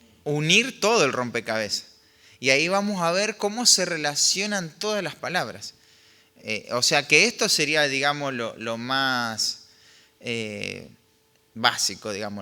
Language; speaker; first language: Spanish; native; Spanish